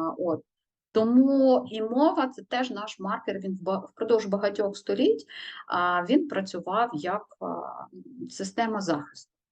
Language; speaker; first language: Ukrainian; native; Ukrainian